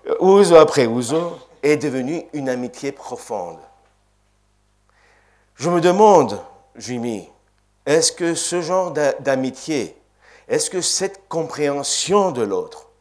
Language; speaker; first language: French; non-native, fluent; Greek